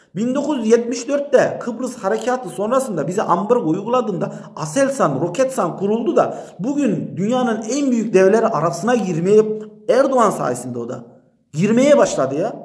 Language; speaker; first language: Turkish; native; Turkish